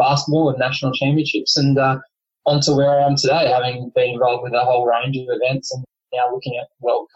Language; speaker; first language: English; native; English